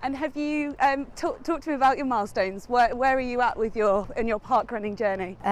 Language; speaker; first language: English; native; English